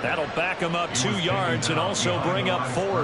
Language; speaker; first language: English; native; English